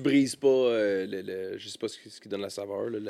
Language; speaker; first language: French; native; French